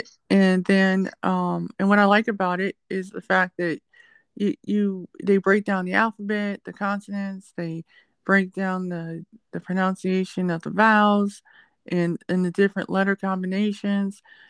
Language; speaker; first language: English; native; English